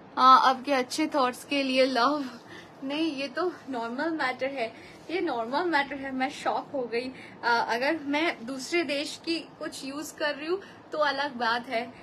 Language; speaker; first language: Hindi; non-native, local second language; Bangla